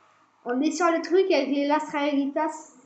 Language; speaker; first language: French; native; French